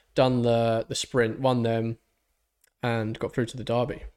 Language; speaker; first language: English; native; English